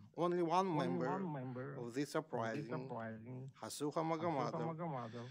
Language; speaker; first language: English; non-native, learner; Russian